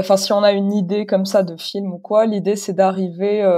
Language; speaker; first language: French; non-native, local second language; Arabic